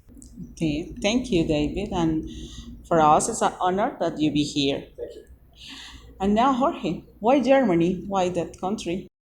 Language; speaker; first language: English; non-native, learner; Spanish